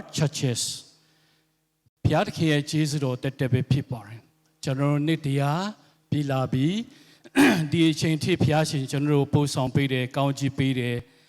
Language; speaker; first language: Burmese; non-native, local second language; Lahu